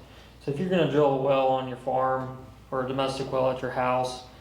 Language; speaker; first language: English; native; English